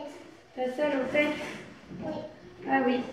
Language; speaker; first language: French; native; French